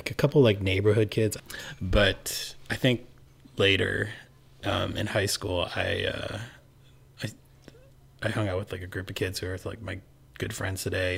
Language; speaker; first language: English; early bilingual, other home language; Cantonese